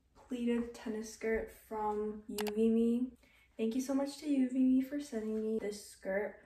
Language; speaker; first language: English; native; English